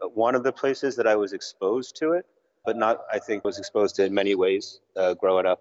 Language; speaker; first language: English; native; English